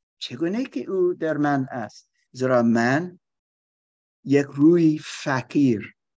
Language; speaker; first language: Persian; non-native, learner; German